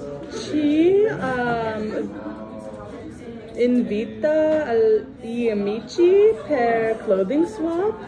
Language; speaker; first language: Italian; non-native, learner; English